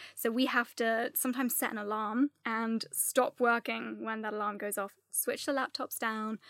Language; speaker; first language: English; native; English